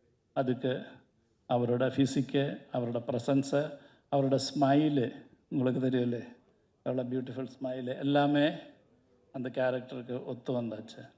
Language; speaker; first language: Tamil; non-native, learner; Malayalam